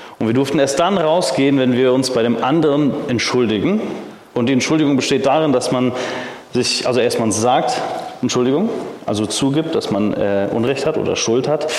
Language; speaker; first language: German; early bilingual, heritage; German